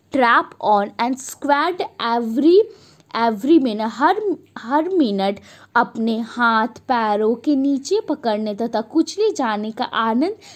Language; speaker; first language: Hindi; native; Hindi